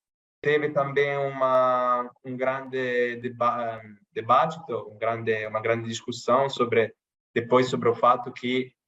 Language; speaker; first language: Portuguese; non-native, fluent; Italian